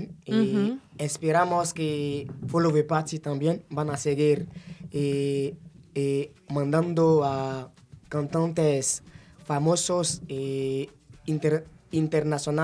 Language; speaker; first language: Spanish; non-native, fluent; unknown